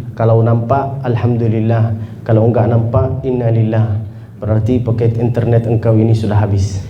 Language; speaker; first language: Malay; non-native, fluent; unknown